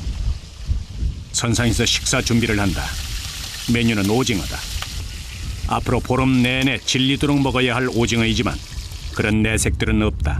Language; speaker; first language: Korean; native; Korean